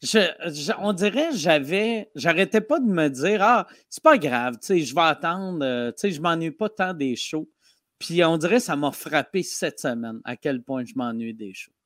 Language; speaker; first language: French; native; French